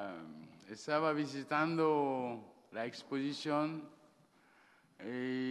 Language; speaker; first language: Spanish; non-native, learner; Wolof